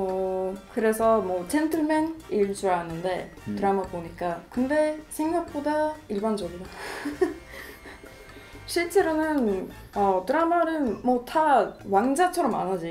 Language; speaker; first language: Korean; non-native, fluent; Swedish